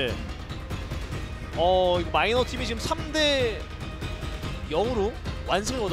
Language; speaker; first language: Korean; native; Korean